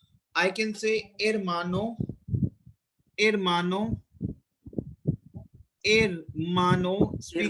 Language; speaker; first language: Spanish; non-native, learner; Hindi